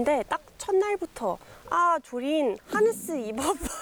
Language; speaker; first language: Korean; non-native, learner; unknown